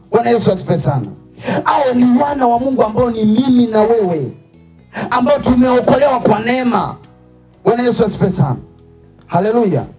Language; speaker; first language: Swahili; native; Swahili